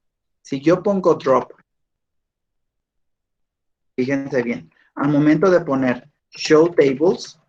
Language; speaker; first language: Spanish; native; Spanish